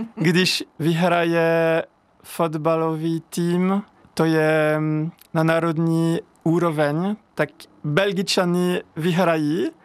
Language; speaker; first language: Czech; non-native, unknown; French